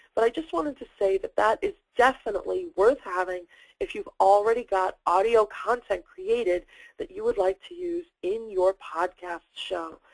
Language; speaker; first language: English; native; English